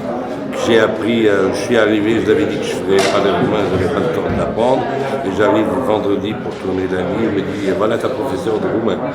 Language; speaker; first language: French; non-native, fluent; Portuguese